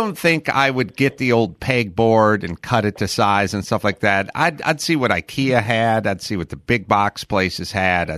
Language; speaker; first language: English; native; English